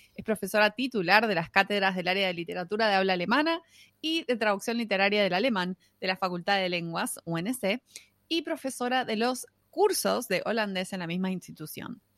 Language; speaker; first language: Spanish; native; Spanish